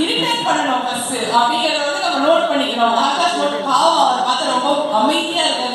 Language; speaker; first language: Tamil; native; Tamil